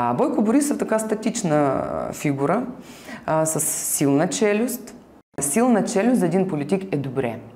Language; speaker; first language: Bulgarian; non-native, fluent; Ukrainian